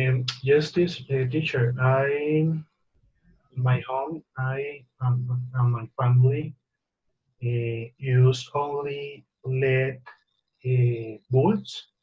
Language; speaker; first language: English; non-native, learner; Spanish